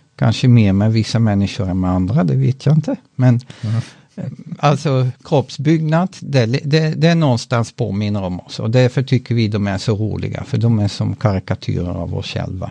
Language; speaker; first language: Swedish; non-native, fluent; Dutch